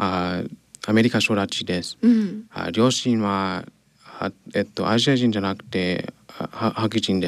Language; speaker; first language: Japanese; non-native, learner; English